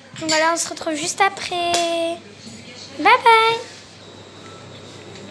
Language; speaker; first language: French; early bilingual, other home language; Arabic